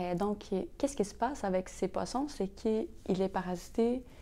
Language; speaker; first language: French; non-native, fluent; Portuguese